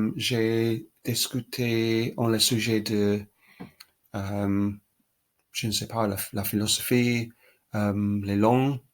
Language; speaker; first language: French; non-native, learner; English